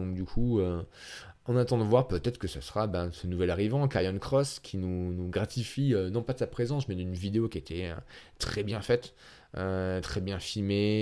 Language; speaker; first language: French; native; French